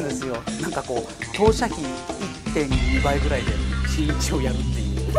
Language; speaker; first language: Japanese; native; Japanese